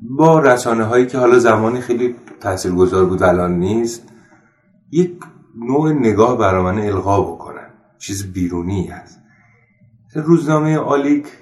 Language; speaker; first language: Persian; non-native, local second language; Armenian